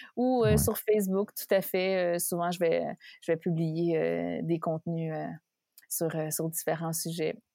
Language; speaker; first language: French; native; French